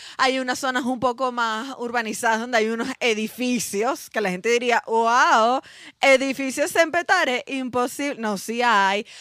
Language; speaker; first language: Spanish; native; Spanish